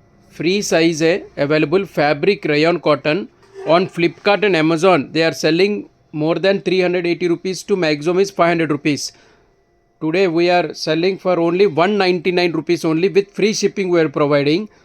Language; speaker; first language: English; non-native, local second language; Telugu